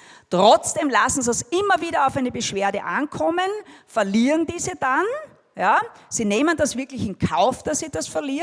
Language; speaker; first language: German; native; German